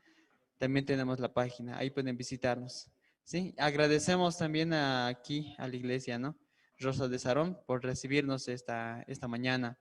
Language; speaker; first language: Spanish; native; Spanish